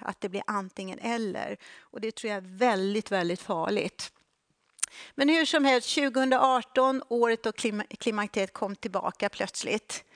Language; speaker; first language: Swedish; native; Swedish